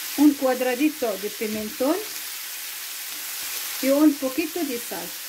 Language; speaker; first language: Spanish; non-native, fluent; Arabic